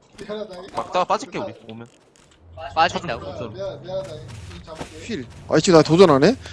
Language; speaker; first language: Korean; native; Korean